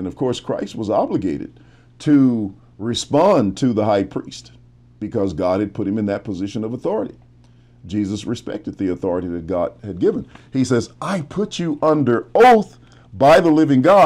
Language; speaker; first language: English; native; English